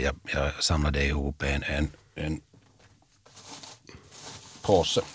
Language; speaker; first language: Swedish; non-native, fluent; Finnish